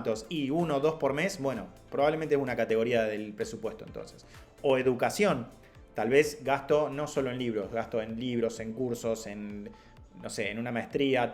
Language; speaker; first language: Spanish; native; Spanish